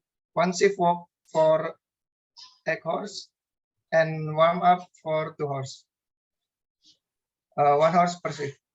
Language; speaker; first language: English; non-native, learner; Indonesian